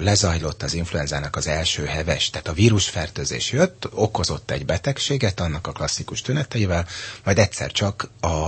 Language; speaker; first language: Hungarian; native; Hungarian